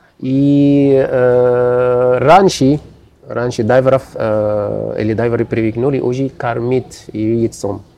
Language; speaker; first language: Russian; non-native, learner; Arabic